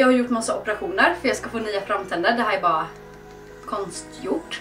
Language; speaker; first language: Swedish; native; Swedish